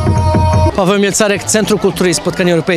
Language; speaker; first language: Polish; native; Polish